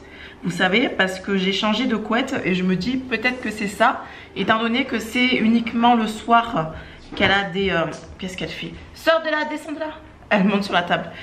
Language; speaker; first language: French; native; French